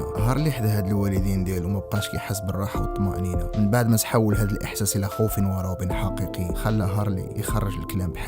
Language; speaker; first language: Arabic; native; Arabic